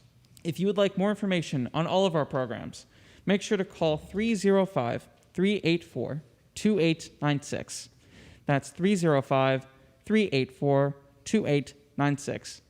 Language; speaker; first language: English; native; English